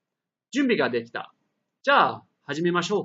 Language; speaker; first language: Japanese; non-native, fluent; English